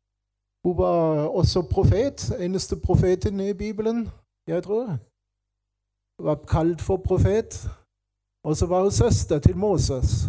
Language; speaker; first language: Norwegian; non-native, fluent; German